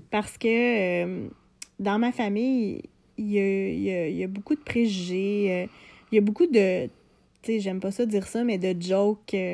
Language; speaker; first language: French; native; French